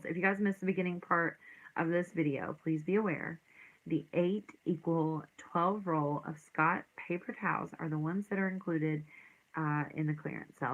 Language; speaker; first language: English; native; English